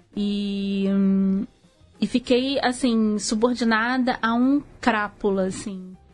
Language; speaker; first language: Portuguese; native; Portuguese